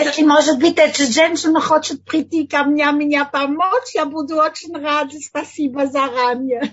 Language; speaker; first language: Russian; non-native, learner; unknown